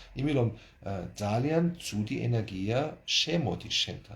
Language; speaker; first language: Georgian; early bilingual, heritage; Georgian